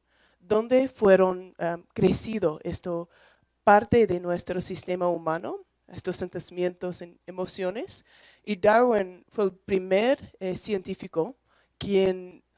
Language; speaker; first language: Spanish; non-native, learner; English